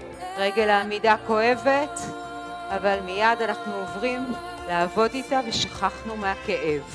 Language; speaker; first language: Hebrew; native; Hebrew